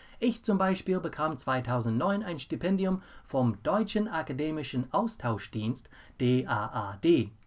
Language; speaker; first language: German; non-native, fluent; English